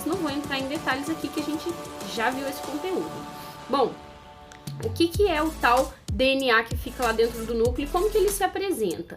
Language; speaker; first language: Portuguese; native; Portuguese